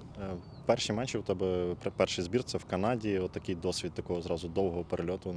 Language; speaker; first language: Ukrainian; native; Ukrainian